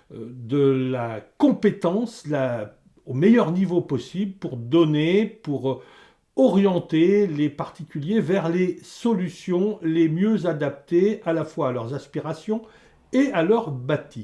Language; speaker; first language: French; native; French